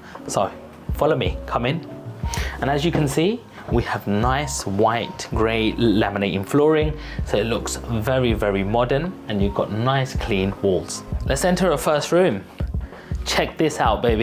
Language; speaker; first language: English; native; English